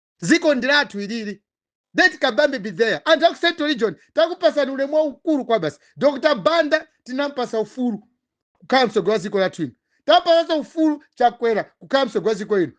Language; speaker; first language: Nyanja; non-native, local second language; Tumbuka